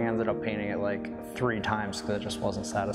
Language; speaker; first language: English; native; English